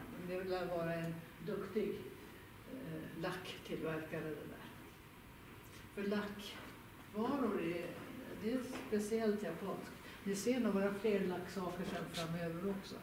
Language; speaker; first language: Swedish; native; Swedish